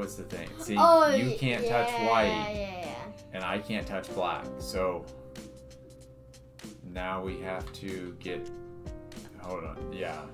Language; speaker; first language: English; native; English